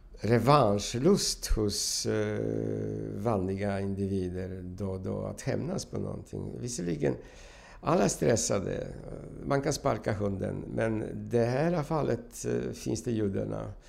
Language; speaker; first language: Swedish; non-native, fluent; Polish